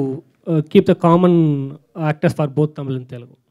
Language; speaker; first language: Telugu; non-native, learner; Tamil